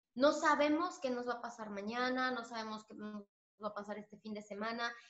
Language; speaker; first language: Spanish; native; Spanish